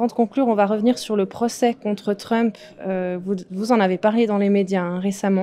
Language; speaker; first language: French; native; French